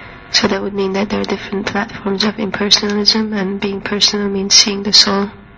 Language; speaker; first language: English; non-native, fluent; Hungarian